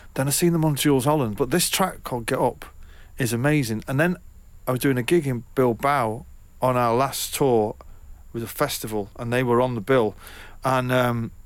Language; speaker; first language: English; native; English